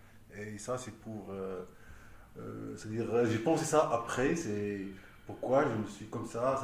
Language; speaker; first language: French; non-native, local second language; Arabic